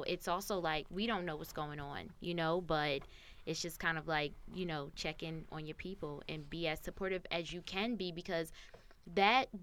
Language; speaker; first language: English; native; English